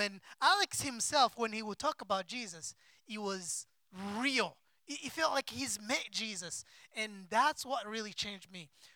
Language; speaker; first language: English; non-native, local second language; Kinyarwanda